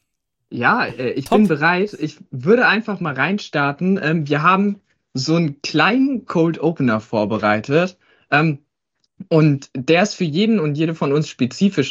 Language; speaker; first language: German; native; German